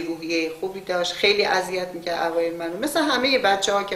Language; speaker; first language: Persian; native; Persian